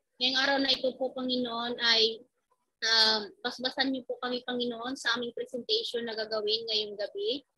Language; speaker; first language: Filipino; native; Filipino